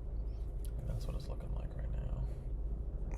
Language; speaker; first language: English; native; English